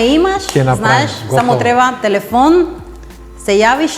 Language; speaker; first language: Macedonian; non-native, learner; Spanish